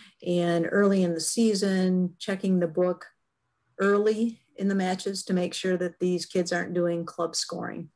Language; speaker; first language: English; native; English